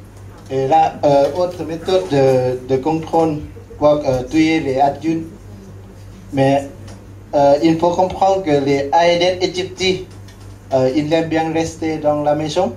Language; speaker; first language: French; non-native, learner; Lao